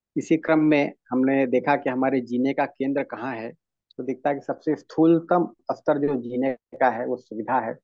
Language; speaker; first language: Hindi; native; Hindi